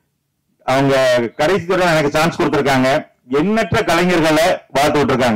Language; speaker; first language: Tamil; native; Tamil